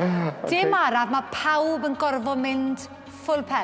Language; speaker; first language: Welsh; native; Welsh